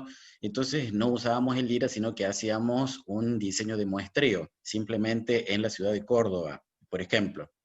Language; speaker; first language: Spanish; native; Spanish